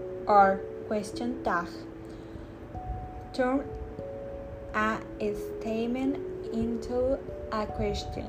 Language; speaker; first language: English; non-native, learner; Spanish